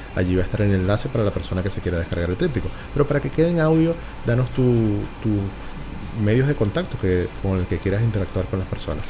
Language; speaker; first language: Spanish; native; Spanish